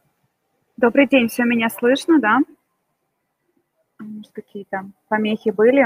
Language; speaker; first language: Russian; native; Russian